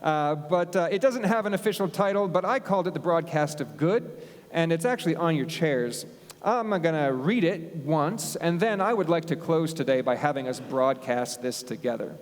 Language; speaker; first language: English; native; English